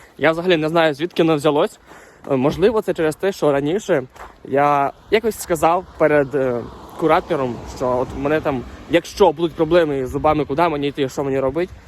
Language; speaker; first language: Ukrainian; native; Ukrainian